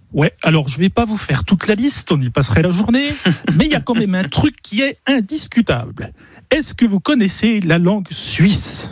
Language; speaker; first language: French; native; French